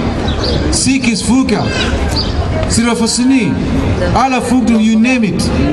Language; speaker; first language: Swedish; non-native, fluent; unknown